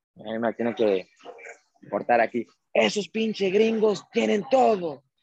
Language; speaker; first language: Spanish; early bilingual, heritage; Spanish